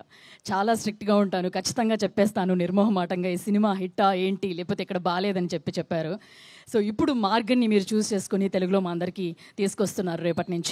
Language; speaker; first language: Telugu; native; Telugu